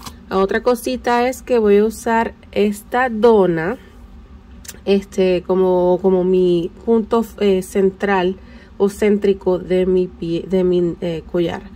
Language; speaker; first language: Spanish; native; Spanish